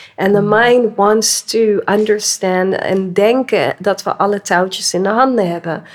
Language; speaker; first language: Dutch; early bilingual, other home language; English